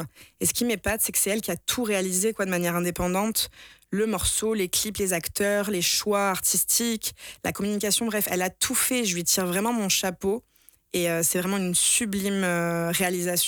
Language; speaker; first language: French; native; French